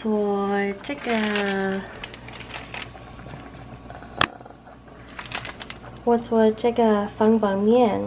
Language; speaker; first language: Chinese; non-native, learner; English